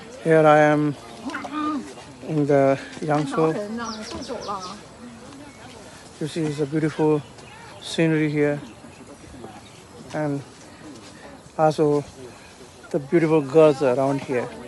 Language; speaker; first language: English; non-native, learner; Urdu